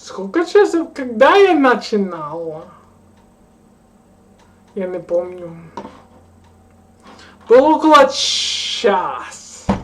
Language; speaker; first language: Russian; non-native, learner; English